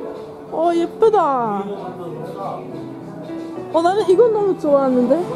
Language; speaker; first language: Korean; non-native, learner; Dutch